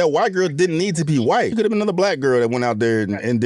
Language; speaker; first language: English; native; English